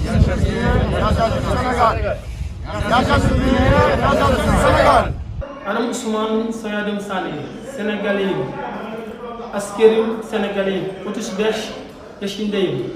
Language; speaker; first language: Turkish; non-native, learner; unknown